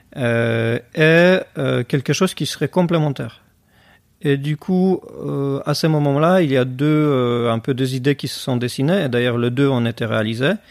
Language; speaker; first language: French; non-native, fluent; Polish